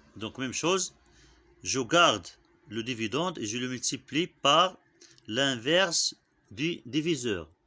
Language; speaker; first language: French; non-native, local second language; Arabic